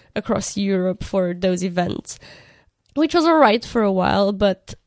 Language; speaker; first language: English; non-native, fluent; Romanian